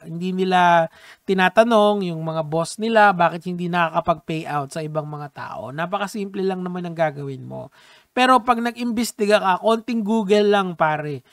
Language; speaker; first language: Filipino; native; Filipino